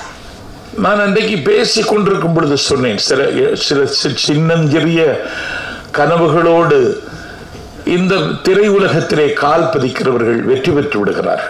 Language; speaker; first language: Tamil; native; Tamil